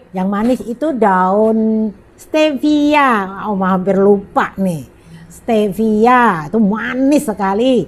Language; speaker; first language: Indonesian; native; Indonesian